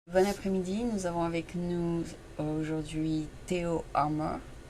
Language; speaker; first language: French; native; French